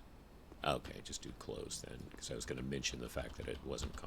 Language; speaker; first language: English; native; English